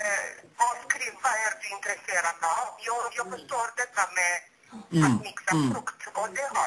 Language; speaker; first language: Swedish; non-native, fluent; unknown